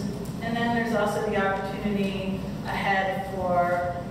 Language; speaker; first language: English; native; English